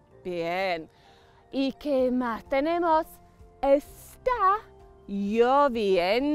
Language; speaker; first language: Spanish; non-native, fluent; English